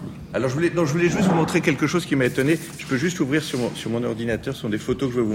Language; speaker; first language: French; native; French